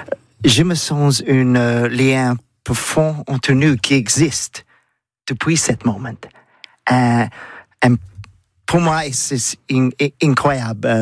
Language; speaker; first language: French; non-native, learner; English